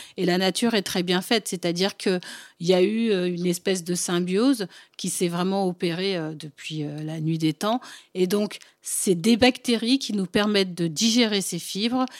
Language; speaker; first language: French; early bilingual, other home language; Bambara